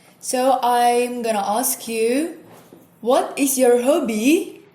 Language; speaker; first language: English; non-native, fluent; Indonesian